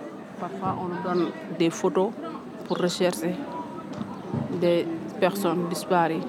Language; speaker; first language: French; non-native, local second language; Fula